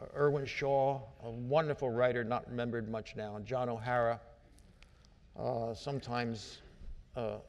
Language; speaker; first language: English; native; English